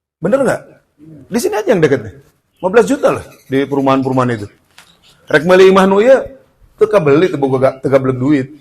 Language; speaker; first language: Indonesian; native; Indonesian